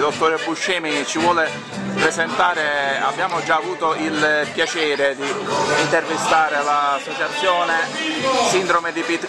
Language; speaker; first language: Italian; native; Italian